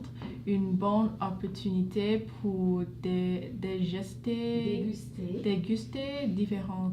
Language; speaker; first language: French; non-native, learner; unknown